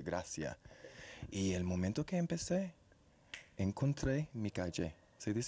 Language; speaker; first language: Spanish; non-native, fluent; English